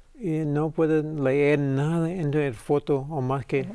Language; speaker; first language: Spanish; early bilingual, heritage; English